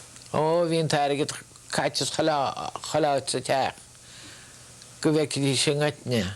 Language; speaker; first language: Irish; native; Irish